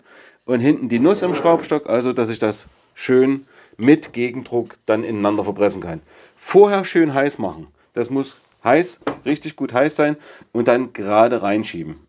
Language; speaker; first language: German; native; German